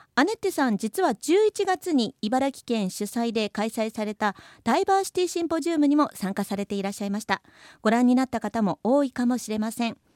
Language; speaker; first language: Japanese; native; Japanese